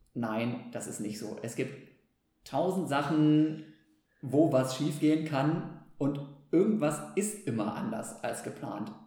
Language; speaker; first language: German; native; German